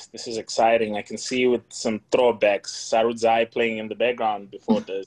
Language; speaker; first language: English; non-native, local second language; Shona